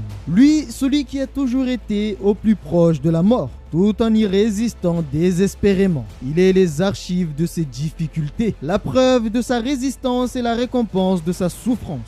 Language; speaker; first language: French; native; French